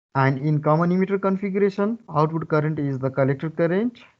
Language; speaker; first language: English; non-native, local second language; Nepali